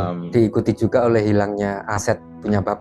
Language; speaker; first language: Indonesian; native; Indonesian